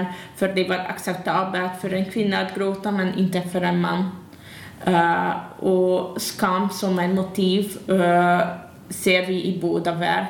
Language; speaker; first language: Swedish; non-native, learner; Hungarian